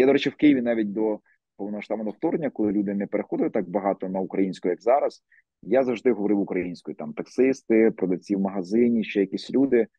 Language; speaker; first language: Ukrainian; native; Ukrainian